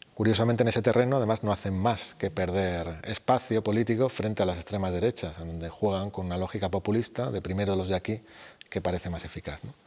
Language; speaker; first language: Spanish; native; Spanish